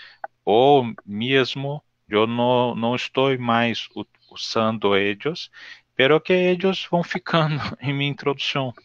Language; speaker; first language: Spanish; non-native, learner; Portuguese